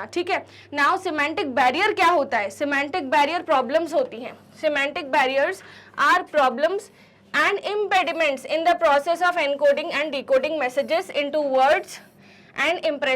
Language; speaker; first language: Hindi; native; Hindi